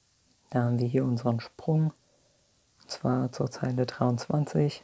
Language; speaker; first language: German; native; German